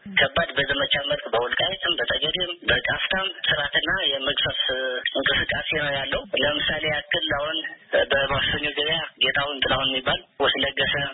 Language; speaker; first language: Amharic; native; Amharic